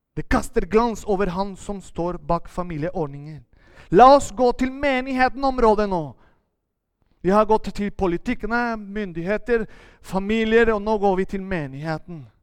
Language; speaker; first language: Norwegian; non-native, fluent; Spanish